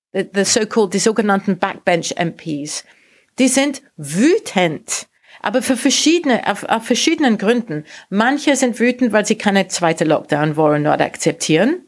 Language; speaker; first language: German; non-native, fluent; English